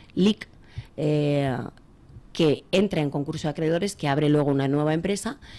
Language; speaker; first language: Spanish; native; Spanish